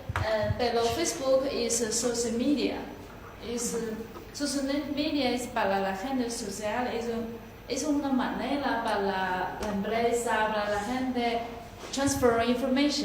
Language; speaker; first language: Spanish; non-native, learner; Chinese